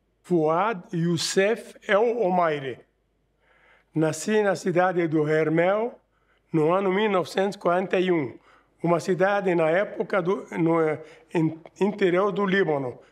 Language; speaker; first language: Portuguese; non-native, fluent; Arabic